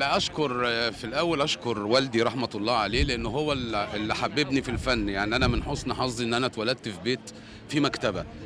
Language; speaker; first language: Arabic; native; Arabic